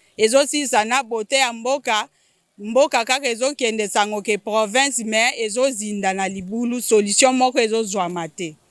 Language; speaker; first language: Lingala; native; Lingala